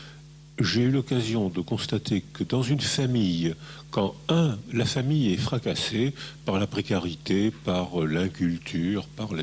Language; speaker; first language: French; native; French